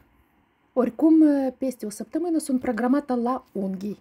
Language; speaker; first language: Romanian; non-native, learner; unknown